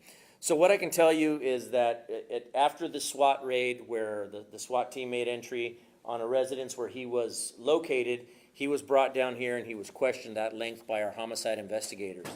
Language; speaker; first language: English; native; English